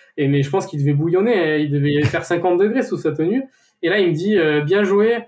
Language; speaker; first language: French; native; French